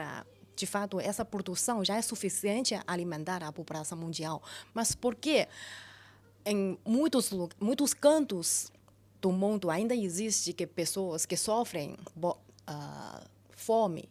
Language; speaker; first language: Portuguese; non-native, fluent; Chinese